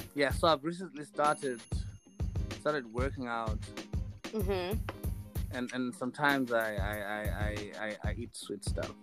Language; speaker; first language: English; non-native, local second language; Shona